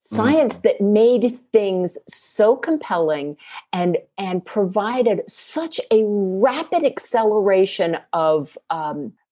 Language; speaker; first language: English; native; English